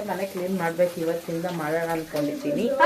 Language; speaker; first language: Kannada; native; Kannada